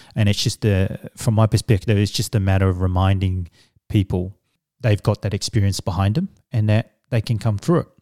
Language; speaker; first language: English; early bilingual, other home language; Samoan